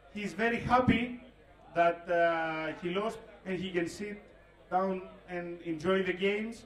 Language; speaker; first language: English; non-native, fluent; Greek